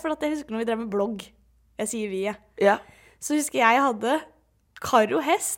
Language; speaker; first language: Norwegian; native; Norwegian